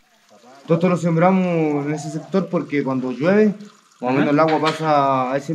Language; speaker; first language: Spanish; native; Spanish